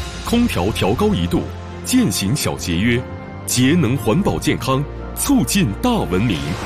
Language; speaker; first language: Chinese; native; Chinese